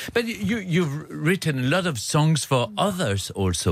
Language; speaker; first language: English; non-native, learner; French